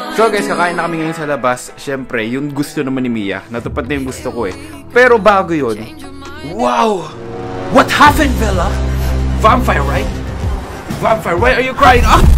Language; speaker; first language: Filipino; native; Filipino